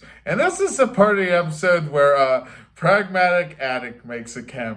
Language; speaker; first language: English; native; English